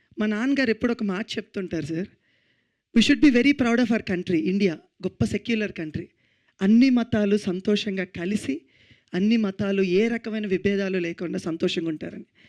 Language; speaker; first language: Telugu; native; Telugu